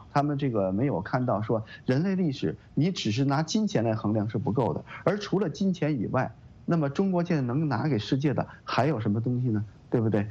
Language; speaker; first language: Chinese; native; Chinese